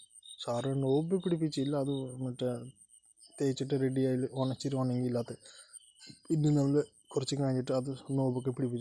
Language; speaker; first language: Malayalam; non-native, learner; Bangla